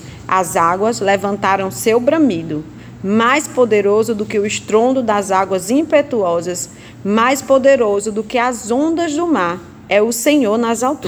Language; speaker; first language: Portuguese; native; Portuguese